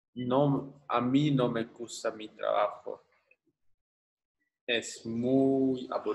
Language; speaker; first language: Spanish; non-native, learner; English